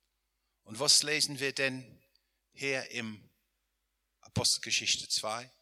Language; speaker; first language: German; non-native, fluent; English